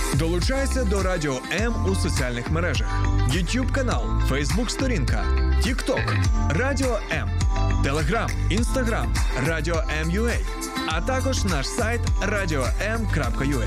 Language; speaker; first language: Ukrainian; native; Ukrainian